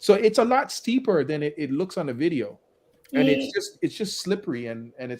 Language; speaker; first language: English; native; English